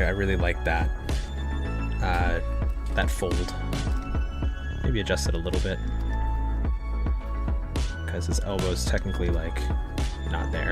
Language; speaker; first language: English; native; English